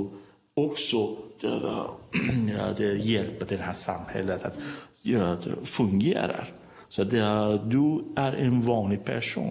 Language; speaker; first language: Swedish; non-native, learner; Persian